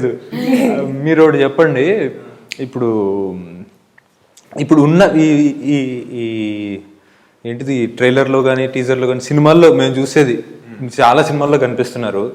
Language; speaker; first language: Telugu; native; Telugu